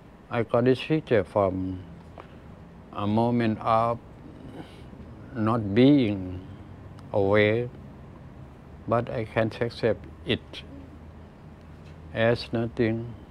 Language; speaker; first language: English; non-native, learner; Thai